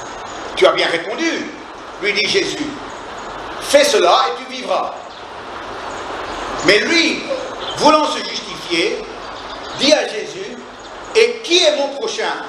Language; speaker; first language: French; native; French